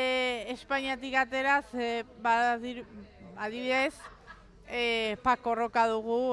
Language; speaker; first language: Basque; non-native, local second language; Spanish